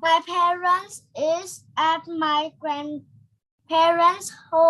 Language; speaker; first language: English; non-native, learner; Vietnamese